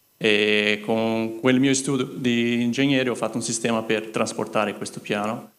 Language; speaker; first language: Italian; non-native, fluent; Portuguese